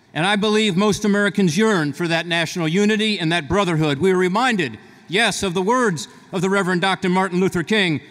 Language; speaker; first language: English; native; English